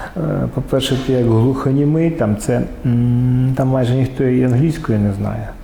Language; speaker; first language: Ukrainian; native; Ukrainian